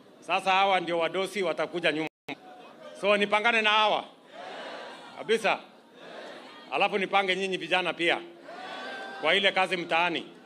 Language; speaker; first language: Swahili; non-native, local second language; Kalenjin